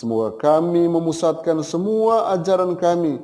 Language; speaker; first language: Indonesian; native; Indonesian